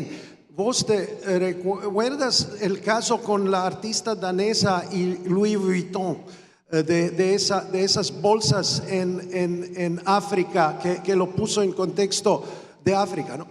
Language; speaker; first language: Spanish; non-native, fluent; Croatian